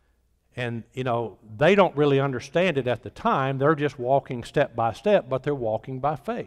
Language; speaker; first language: English; native; English